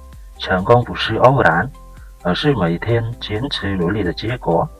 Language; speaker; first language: Chinese; non-native, fluent; Khmer